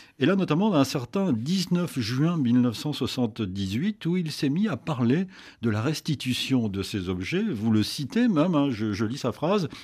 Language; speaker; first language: French; native; French